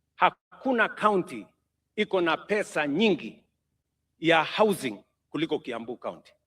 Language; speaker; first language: Swahili; non-native, local second language; Kalenjin